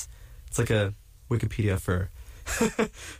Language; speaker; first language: English; native; English